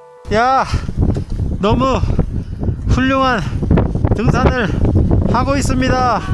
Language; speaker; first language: Korean; native; Korean